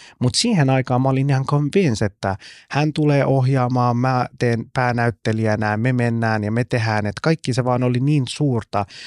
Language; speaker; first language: Finnish; early bilingual, other home language; Persian